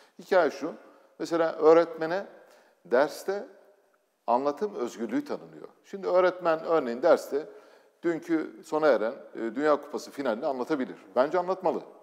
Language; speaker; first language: Turkish; native; Turkish